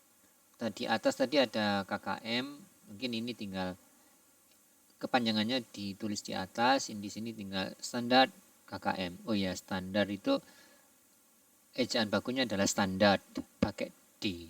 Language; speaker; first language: Indonesian; native; Indonesian